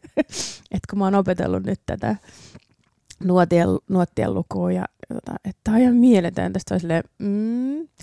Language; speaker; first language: Finnish; early bilingual, other home language; English